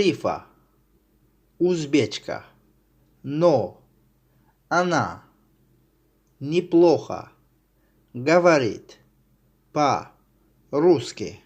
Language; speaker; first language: Russian; non-native, fluent; Tajik